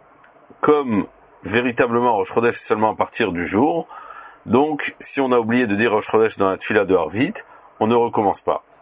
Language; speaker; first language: French; native; French